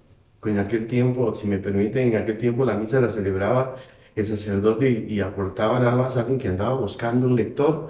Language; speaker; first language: Spanish; native; Spanish